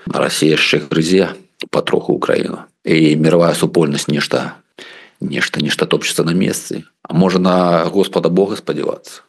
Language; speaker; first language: Belarusian; non-native, local second language; Russian